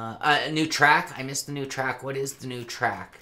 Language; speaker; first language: English; native; English